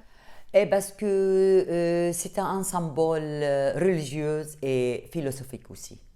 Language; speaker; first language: French; non-native, fluent; Arabic